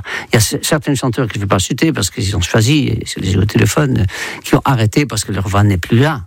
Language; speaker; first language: French; non-native, fluent; Dutch